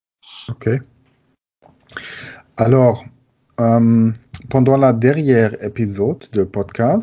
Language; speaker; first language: French; non-native, learner; German